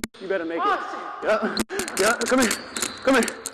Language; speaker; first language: English; native; English